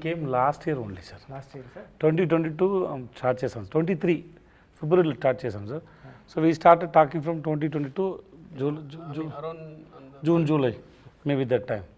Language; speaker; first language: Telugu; non-native, learner; Tamil